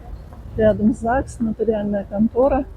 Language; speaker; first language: Russian; native; Russian